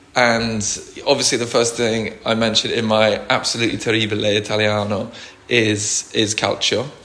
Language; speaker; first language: English; native; English